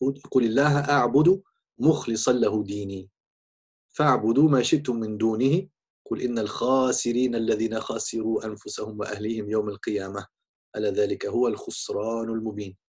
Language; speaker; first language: Arabic; non-native, fluent; English